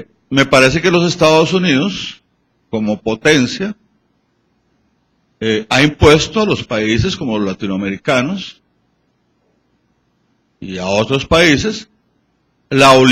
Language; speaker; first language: Spanish; native; Spanish